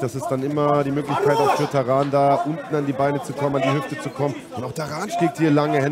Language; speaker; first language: German; native; German